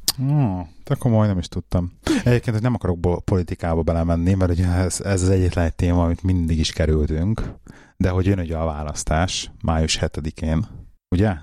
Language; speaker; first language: Hungarian; native; Hungarian